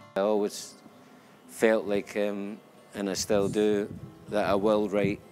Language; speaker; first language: English; native; English